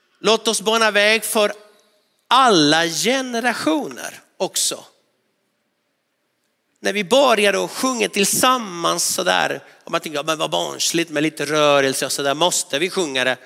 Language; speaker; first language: Swedish; non-native, fluent; Spanish